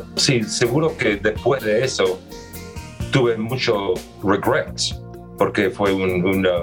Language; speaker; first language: Spanish; early bilingual, other home language; English